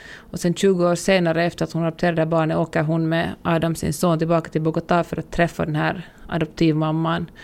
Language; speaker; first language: Swedish; native; Swedish